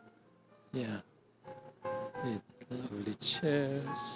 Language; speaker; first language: English; non-native, learner; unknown